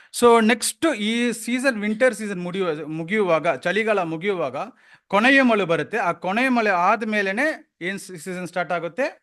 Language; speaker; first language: Kannada; non-native, local second language; Tamil